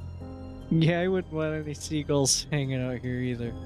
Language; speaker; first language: English; native; English